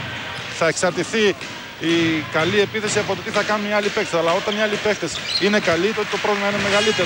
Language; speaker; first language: Greek; native; Greek